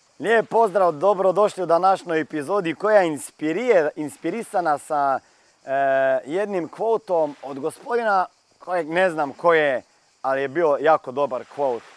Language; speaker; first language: Croatian; early bilingual, heritage; Croatian